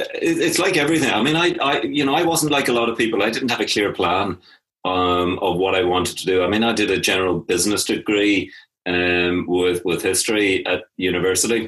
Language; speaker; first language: English; native; English